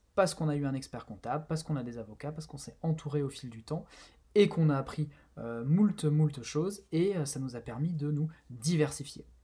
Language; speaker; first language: French; native; French